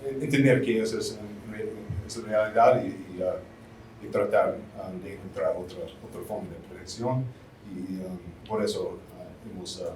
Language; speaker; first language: Spanish; non-native, fluent; English